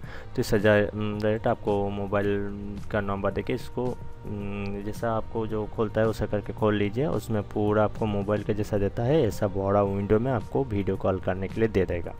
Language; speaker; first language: Hindi; non-native, local second language; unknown